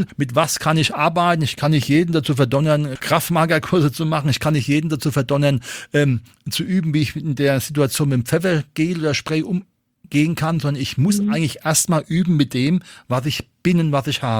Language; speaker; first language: German; native; German